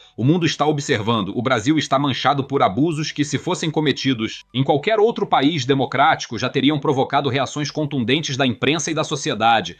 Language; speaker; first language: Portuguese; native; Portuguese